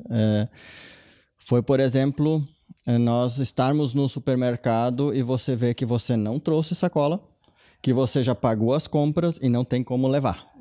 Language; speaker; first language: Portuguese; non-native, local second language; German